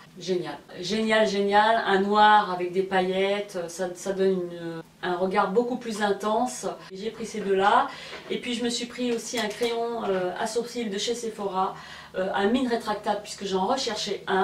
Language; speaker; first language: French; native; French